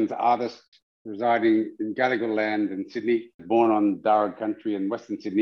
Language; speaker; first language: English; native; English